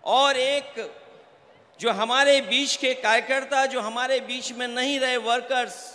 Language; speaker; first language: Hindi; native; Hindi